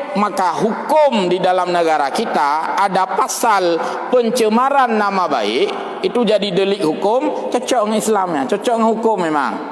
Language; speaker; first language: Malay; non-native, local second language; Achinese